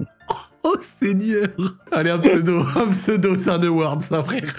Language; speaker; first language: French; native; French